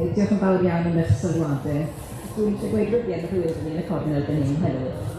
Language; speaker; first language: Welsh; native; Welsh